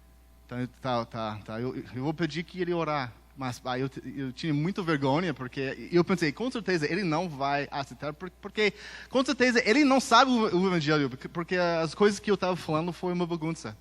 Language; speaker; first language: Portuguese; early bilingual, heritage; Portuguese